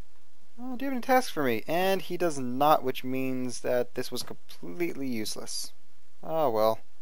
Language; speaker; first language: English; native; English